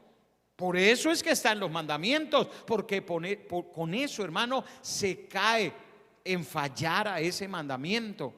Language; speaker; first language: Spanish; native; Spanish